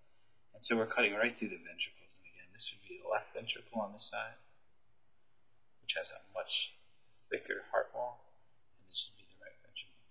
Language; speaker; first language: English; native; English